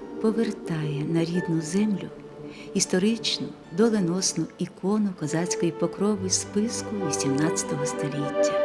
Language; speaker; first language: Ukrainian; native; Ukrainian